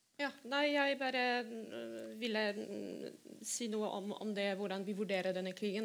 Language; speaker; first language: Norwegian; non-native, fluent; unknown